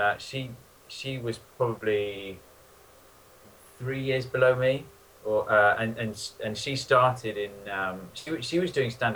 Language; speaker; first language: English; native; English